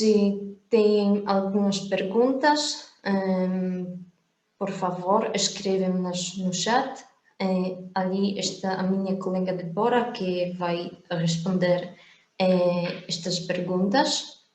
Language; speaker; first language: Portuguese; non-native, fluent; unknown